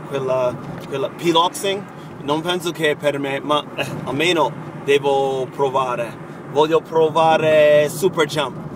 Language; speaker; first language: Italian; non-native, fluent; English